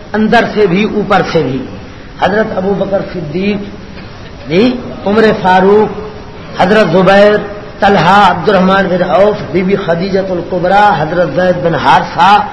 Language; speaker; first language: Urdu; non-native, local second language; Punjabi